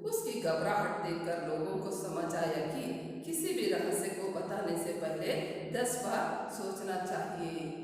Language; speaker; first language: Hindi; non-native, local second language; Kannada